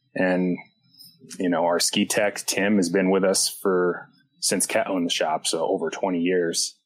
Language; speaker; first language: English; native; English